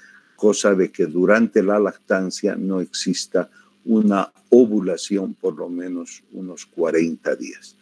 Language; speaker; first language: Spanish; native; Spanish